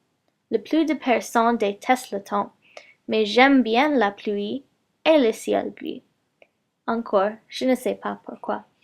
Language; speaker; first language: French; non-native, learner; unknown